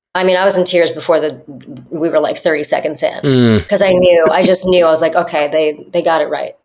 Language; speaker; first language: English; native; English